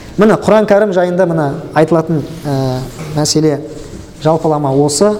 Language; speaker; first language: Kazakh; native; Kazakh